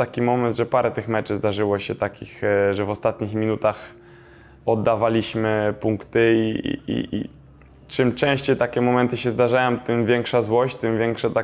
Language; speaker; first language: Polish; native; Polish